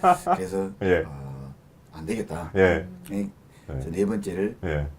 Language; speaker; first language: Korean; native; Korean